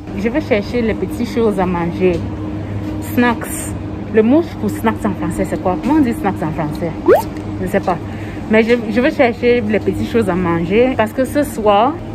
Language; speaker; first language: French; non-native, local second language; English